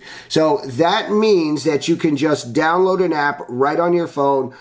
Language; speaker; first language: English; native; English